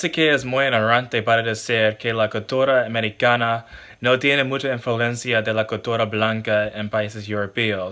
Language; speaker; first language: Spanish; non-native, learner; English